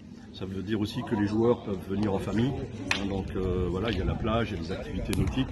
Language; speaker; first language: French; native; French